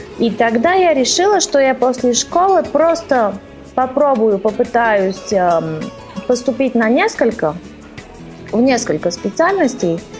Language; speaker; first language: Russian; early bilingual, heritage; Russian